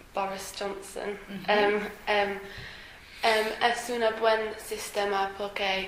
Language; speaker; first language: Spanish; non-native, learner; English